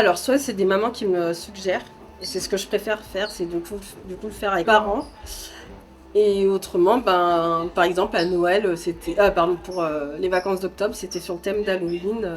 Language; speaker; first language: French; native; French